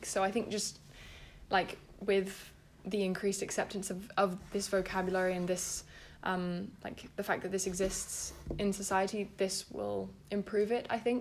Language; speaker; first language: English; native; English